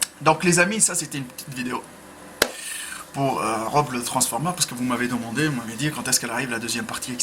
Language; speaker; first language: French; native; French